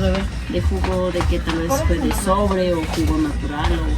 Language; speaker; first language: Spanish; native; Spanish